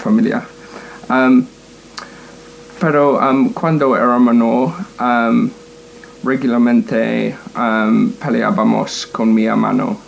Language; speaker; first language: Spanish; non-native, learner; English